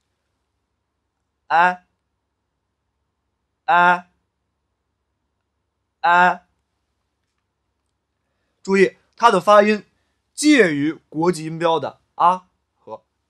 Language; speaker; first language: Chinese; native; Chinese